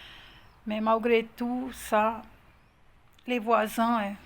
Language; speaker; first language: French; non-native, fluent; Portuguese